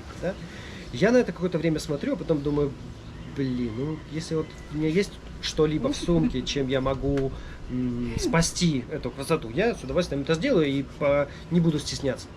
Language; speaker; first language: Russian; native; Russian